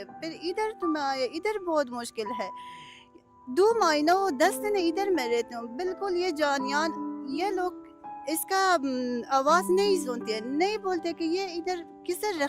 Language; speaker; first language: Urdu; non-native, learner; Persian